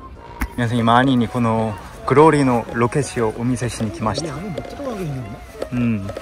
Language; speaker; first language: Japanese; non-native, fluent; Korean